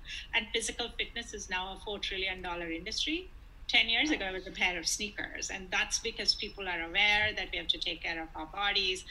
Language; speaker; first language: English; non-native, local second language; Telugu